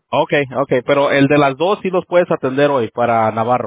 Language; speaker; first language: Spanish; early bilingual, heritage; Spanish